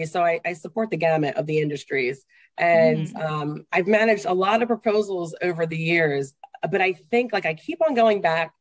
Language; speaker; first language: English; native; English